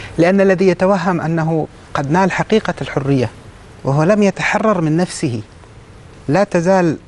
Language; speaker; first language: Arabic; native; Arabic